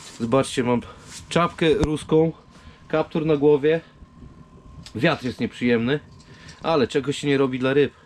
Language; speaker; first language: Polish; native; Polish